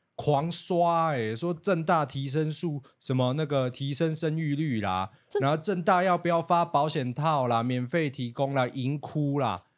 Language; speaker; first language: Chinese; native; Chinese